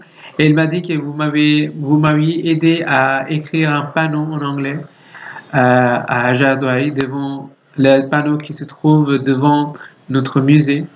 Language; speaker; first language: French; non-native, learner; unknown